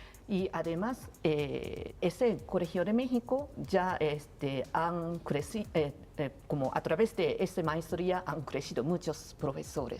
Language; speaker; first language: Spanish; non-native, learner; Japanese